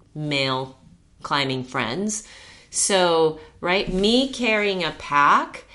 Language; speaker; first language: English; early bilingual, heritage; Chinese